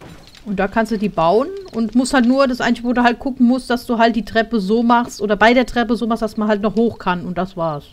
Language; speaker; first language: German; native; German